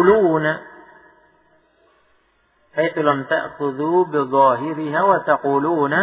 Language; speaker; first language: Arabic; non-native, fluent; Indonesian